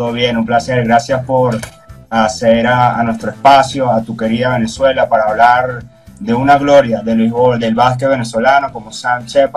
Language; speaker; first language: Spanish; native; Spanish